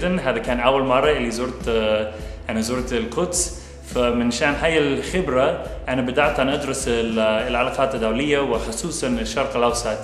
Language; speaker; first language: Arabic; non-native, fluent; English